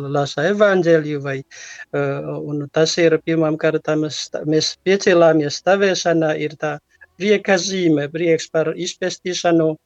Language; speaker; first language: Latvian; non-native, learner; Italian